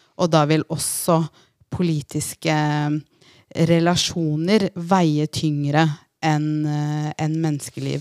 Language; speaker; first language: Norwegian; early bilingual, other home language; Persian